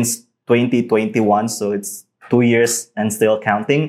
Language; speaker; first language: English; non-native, local second language; Cebuano